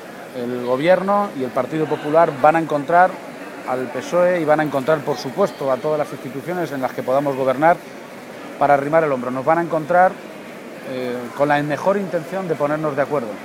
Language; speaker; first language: Spanish; native; Spanish